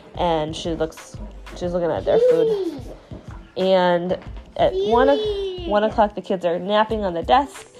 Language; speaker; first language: English; non-native, fluent; Chinese